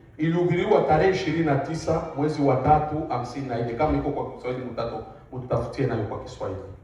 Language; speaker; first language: Swahili; native; Swahili